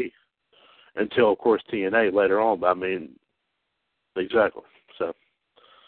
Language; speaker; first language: English; native; English